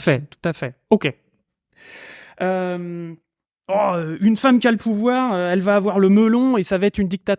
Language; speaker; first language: French; native; French